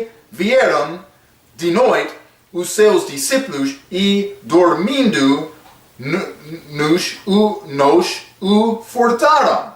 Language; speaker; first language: Portuguese; non-native, fluent; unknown